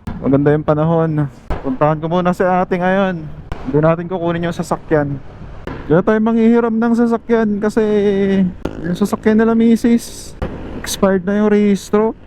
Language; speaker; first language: Filipino; non-native, local second language; Cebuano